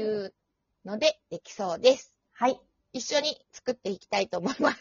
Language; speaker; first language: Japanese; native; Japanese